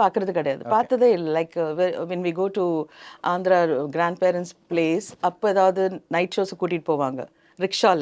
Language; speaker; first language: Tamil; non-native, local second language; Telugu